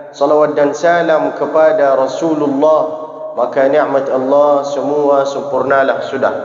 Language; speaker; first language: Malay; early bilingual, heritage; Malay